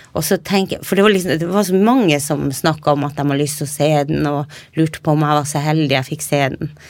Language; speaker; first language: Norwegian; native; Norwegian